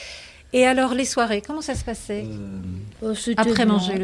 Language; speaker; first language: French; native; French